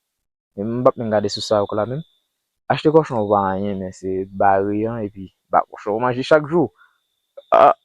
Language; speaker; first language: French; non-native, learner; Haitian Creole